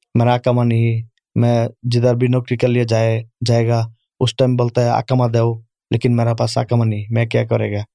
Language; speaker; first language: Urdu; non-native, learner; Bangla